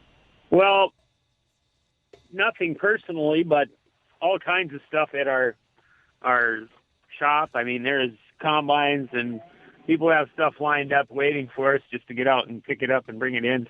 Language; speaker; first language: English; native; English